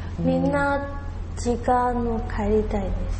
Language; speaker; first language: Japanese; non-native, learner; Chinese